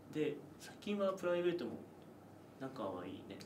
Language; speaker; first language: Japanese; native; Japanese